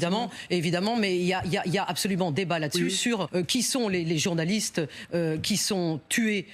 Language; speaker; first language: French; native; French